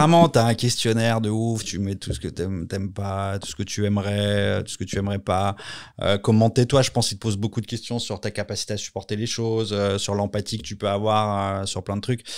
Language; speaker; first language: French; native; French